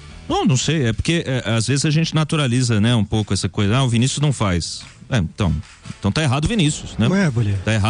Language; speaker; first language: Portuguese; native; Portuguese